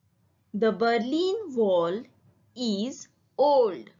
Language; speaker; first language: English; non-native, fluent; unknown